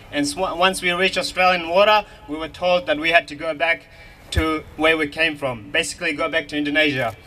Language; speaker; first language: English; early bilingual, other home language; Hazaragi